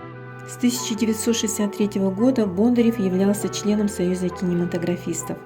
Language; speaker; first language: Russian; native; Russian